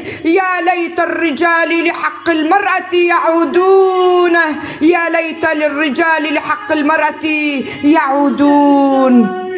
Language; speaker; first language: Arabic; non-native, local second language; Kurdish